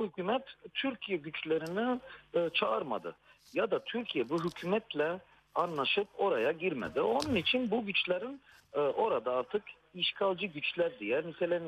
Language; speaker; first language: Turkish; non-native, fluent; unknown